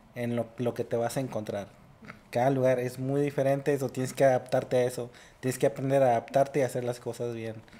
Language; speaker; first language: Spanish; native; Spanish